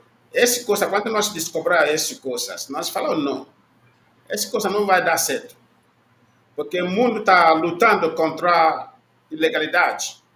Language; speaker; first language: Portuguese; non-native, learner; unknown